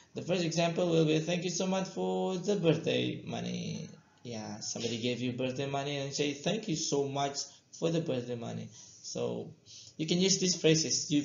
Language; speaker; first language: English; non-native, fluent; Indonesian